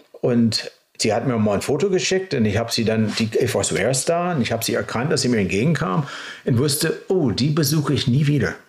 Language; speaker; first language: German; non-native, fluent; English